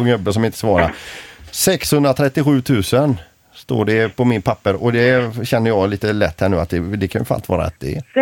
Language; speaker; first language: Swedish; native; Swedish